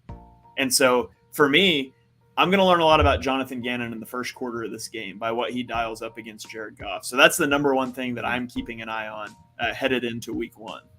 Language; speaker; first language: English; native; English